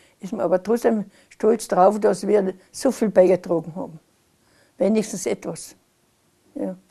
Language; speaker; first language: German; non-native, local second language; Slovenian